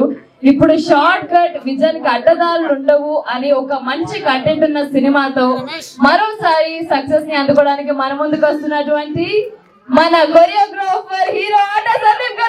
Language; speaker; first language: Telugu; native; Telugu